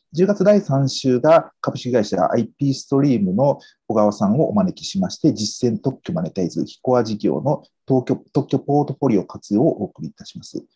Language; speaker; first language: Japanese; native; Japanese